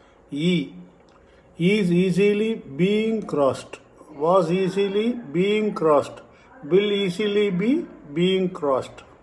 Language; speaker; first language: English; non-native, local second language; Tamil